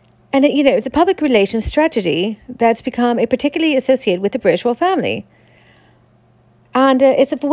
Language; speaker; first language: English; native; English